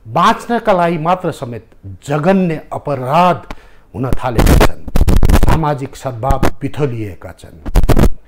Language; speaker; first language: Nepali; native; Nepali